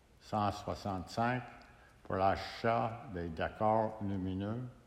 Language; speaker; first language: French; native; French